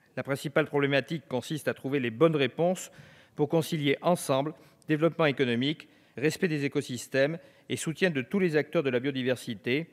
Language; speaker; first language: French; native; French